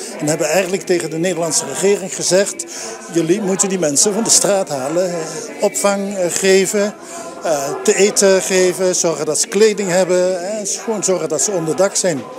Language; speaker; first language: Dutch; native; Dutch